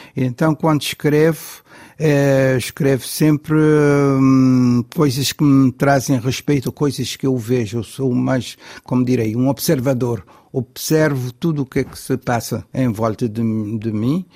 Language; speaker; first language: Portuguese; non-native, local second language; Kabuverdianu